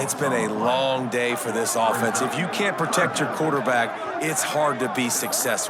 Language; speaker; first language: English; native; English